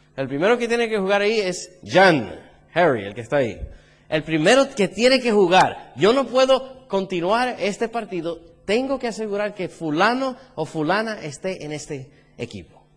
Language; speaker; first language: Spanish; early bilingual, heritage; Spanish